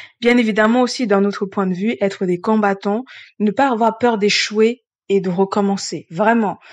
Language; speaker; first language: French; early bilingual, other home language; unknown